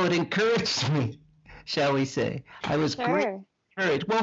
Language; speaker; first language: English; native; English